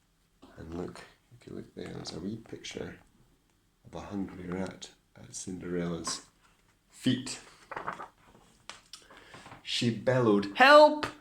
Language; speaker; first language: English; native; English